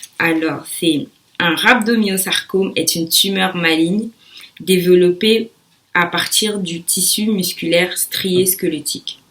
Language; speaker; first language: French; early bilingual, other home language; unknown